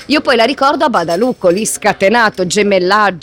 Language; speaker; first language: Italian; native; Italian